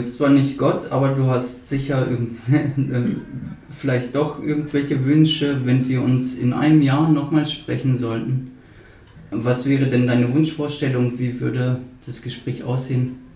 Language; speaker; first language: German; native; German